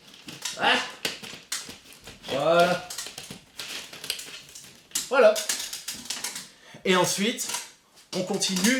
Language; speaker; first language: French; native; French